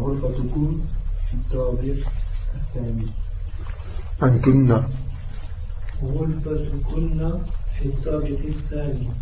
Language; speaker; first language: Arabic; non-native, learner; French